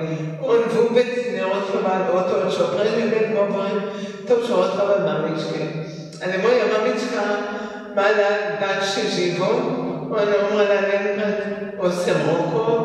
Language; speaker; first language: Slovak; early bilingual, heritage; Slovak